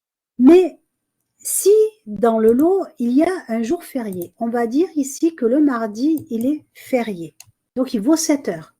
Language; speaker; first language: French; native; French